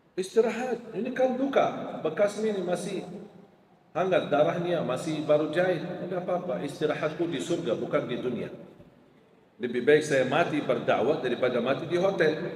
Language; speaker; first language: Malay; non-native, fluent; Arabic